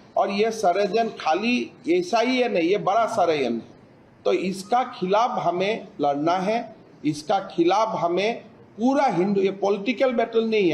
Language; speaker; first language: Hindi; non-native, local second language; Assamese